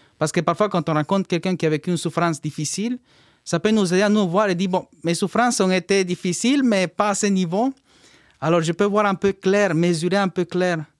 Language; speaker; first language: French; non-native, fluent; Spanish